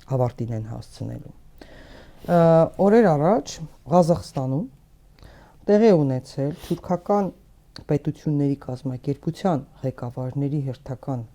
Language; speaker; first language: Armenian; native; Armenian